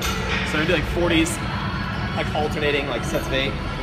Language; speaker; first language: English; native; English